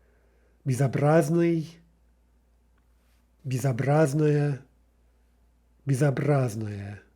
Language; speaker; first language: Russian; non-native, fluent; English